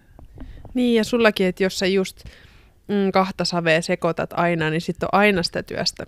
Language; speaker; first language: Finnish; native; Finnish